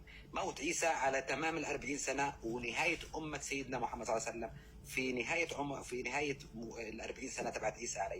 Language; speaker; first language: Arabic; native; Arabic